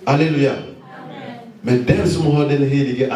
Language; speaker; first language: Swedish; non-native, fluent; Lingala